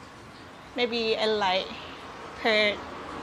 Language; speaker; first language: English; non-native, learner; Thai